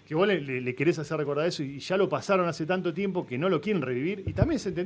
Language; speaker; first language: Spanish; native; Spanish